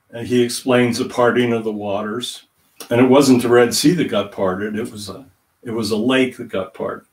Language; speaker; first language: English; native; English